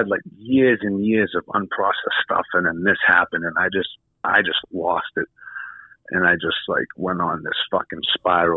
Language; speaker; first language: English; native; English